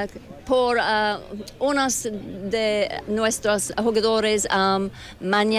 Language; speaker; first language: Spanish; non-native, learner; English